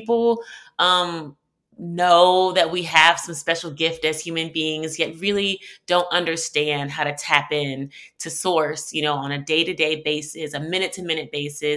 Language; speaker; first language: English; native; English